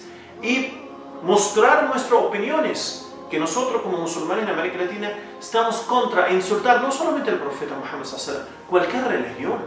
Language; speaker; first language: Spanish; non-native, fluent; Arabic